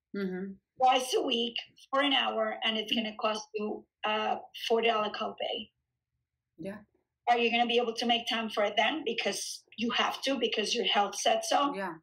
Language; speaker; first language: English; early bilingual, other home language; Spanish